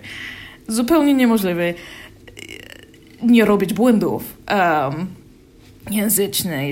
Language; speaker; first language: Polish; non-native, learner; English